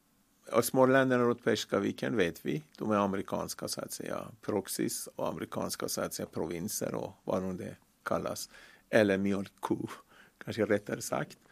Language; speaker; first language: Swedish; non-native, fluent; Persian